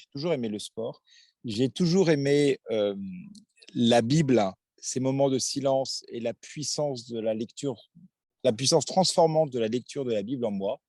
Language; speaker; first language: French; native; French